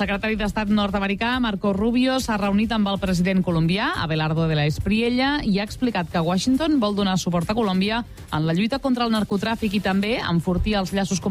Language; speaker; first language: Catalan; native; Catalan